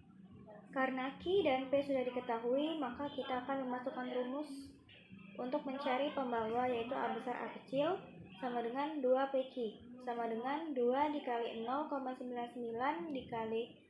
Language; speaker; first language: Indonesian; native; Indonesian